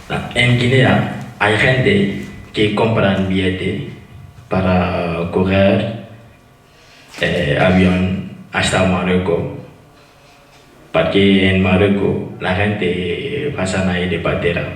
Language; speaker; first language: Spanish; non-native, fluent; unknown